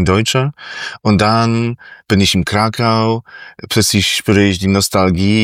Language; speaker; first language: German; non-native, fluent; Polish